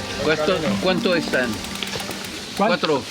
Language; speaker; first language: Spanish; non-native, learner; French